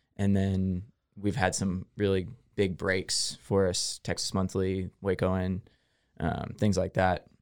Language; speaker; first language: English; native; English